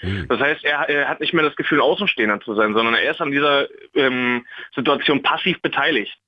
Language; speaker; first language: German; native; German